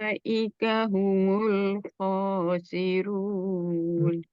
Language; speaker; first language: Arabic; non-native, learner; Indonesian